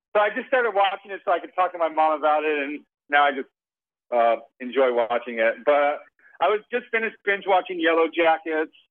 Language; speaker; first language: English; native; English